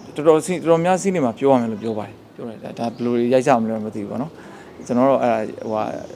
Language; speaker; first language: Burmese; non-native, local second language; Shan